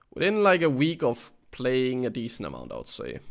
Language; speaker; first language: English; non-native, fluent; Danish